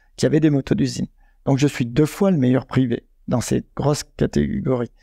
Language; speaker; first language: French; native; French